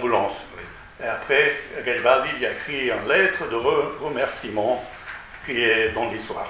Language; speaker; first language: French; non-native, fluent; Italian